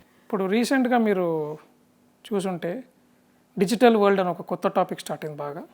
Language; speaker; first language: Telugu; native; Telugu